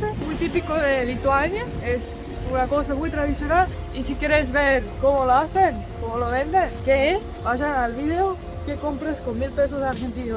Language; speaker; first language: Spanish; non-native, fluent; Estonian